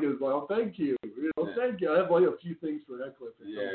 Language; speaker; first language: English; native; English